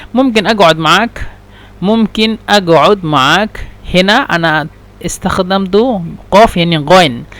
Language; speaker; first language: Egyptian Arabic; non-native, learner; Bangla